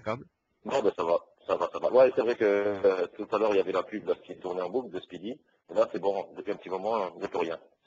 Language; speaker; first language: French; native; French